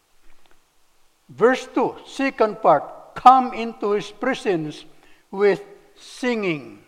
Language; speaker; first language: English; non-native, local second language; Cebuano